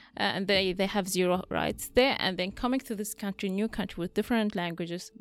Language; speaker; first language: English; non-native, fluent; Arabic